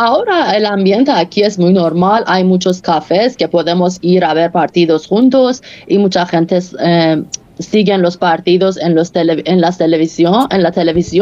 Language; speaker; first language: Spanish; non-native, fluent; Persian